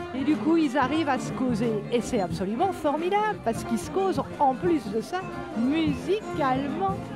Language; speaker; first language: French; non-native, fluent; English